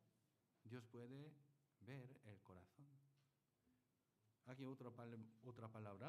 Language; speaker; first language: Spanish; non-native, learner; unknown